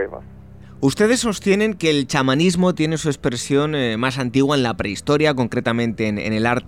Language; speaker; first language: Spanish; native; Spanish